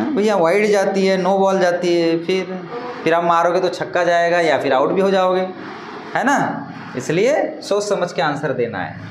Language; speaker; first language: Hindi; non-native, local second language; Marathi